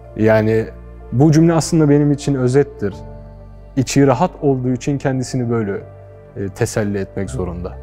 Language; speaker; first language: Turkish; native; Turkish